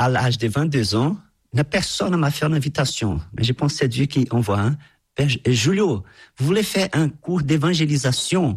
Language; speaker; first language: French; non-native, fluent; Portuguese